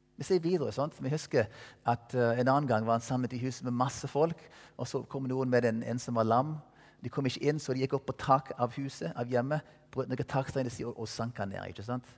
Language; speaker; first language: Norwegian; non-native, fluent; English